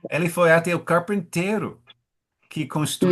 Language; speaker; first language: Portuguese; non-native, fluent; English